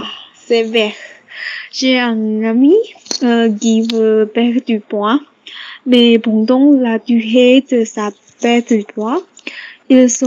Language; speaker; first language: French; non-native, learner; Chinese